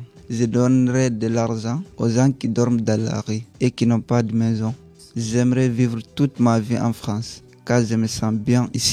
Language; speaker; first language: French; non-native, learner; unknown